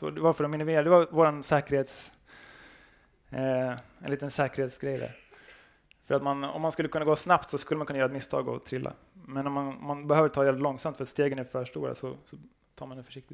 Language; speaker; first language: Swedish; native; Swedish